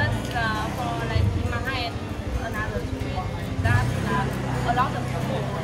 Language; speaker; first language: English; non-native, fluent; Vietnamese